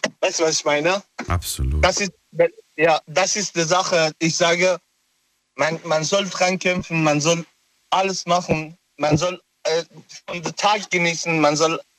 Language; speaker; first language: German; non-native, local second language; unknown